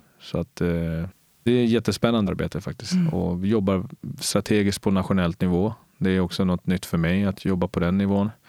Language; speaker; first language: Swedish; early bilingual, other home language; Spanish